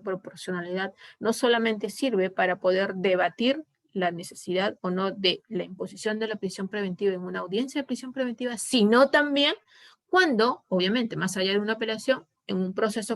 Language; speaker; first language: Spanish; native; Spanish